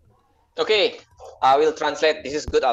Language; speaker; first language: English; non-native, learner; Indonesian